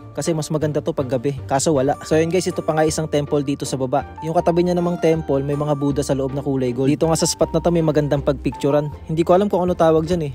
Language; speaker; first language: Filipino; native; Filipino